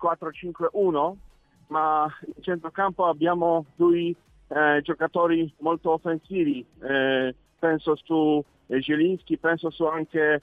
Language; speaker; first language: Italian; non-native, learner; Polish